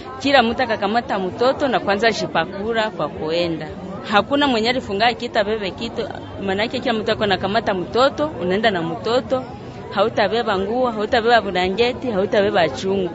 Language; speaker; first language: Swahili; non-native, local second language; Kinyarwanda